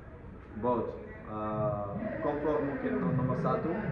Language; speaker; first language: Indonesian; non-native, fluent; Dutch